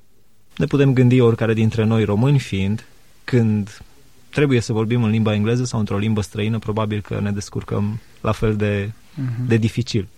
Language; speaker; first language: Romanian; native; Romanian